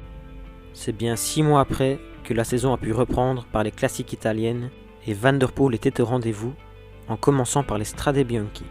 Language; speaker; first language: French; native; French